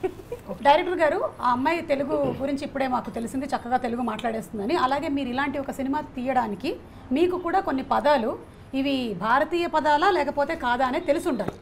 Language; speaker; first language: Telugu; native; Telugu